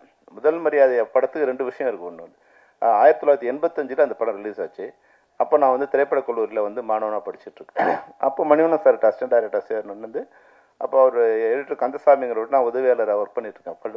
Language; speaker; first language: Tamil; native; Tamil